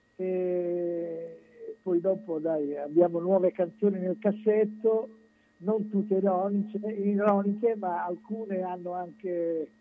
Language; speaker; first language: Italian; native; Italian